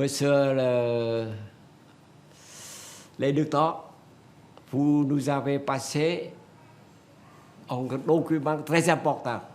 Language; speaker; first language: French; non-native, fluent; Vietnamese